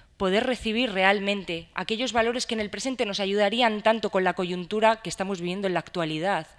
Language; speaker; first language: Spanish; native; Spanish